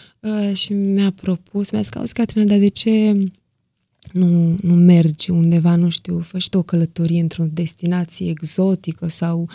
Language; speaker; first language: Romanian; native; Romanian